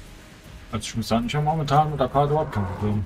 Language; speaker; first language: German; native; German